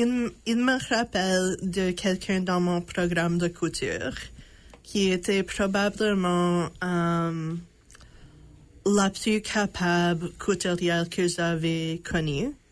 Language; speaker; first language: French; non-native, local second language; English